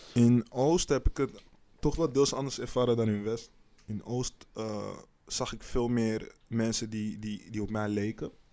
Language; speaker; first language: Dutch; native; Dutch